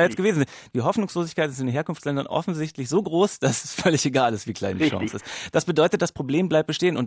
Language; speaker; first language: German; native; German